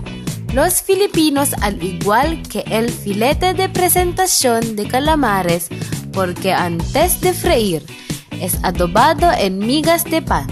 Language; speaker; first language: Spanish; non-native, learner; Filipino